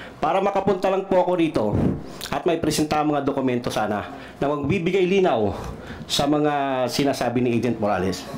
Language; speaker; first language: Filipino; non-native, local second language; Cebuano